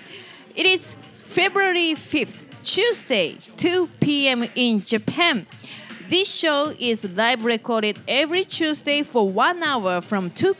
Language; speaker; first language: English; non-native, fluent; Japanese